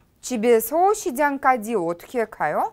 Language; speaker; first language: Korean; non-native, fluent; Russian